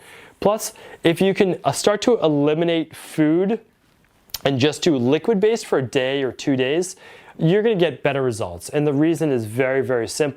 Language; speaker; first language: English; native; English